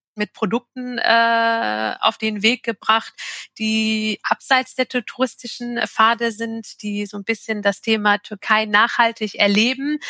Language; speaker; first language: German; early bilingual, other home language; Turkish